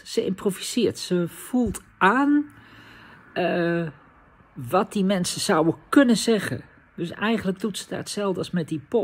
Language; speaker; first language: Dutch; native; Dutch